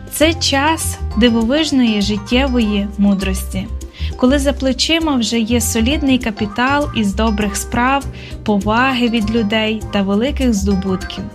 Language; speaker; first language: Ukrainian; native; Ukrainian